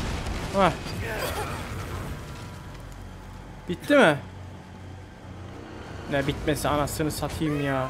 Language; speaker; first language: Turkish; native; Turkish